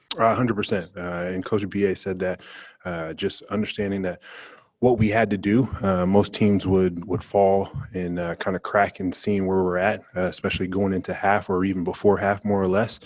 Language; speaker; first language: English; native; English